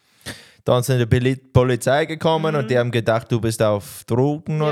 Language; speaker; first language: German; non-native, learner; English